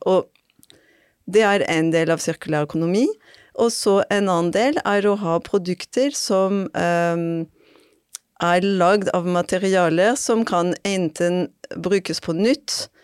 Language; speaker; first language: Norwegian; non-native, fluent; French